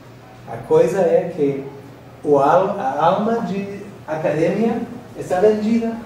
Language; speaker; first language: Portuguese; non-native, learner; English